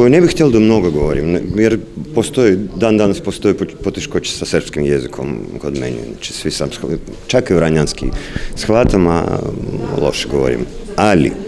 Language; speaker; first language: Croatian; non-native, learner; Russian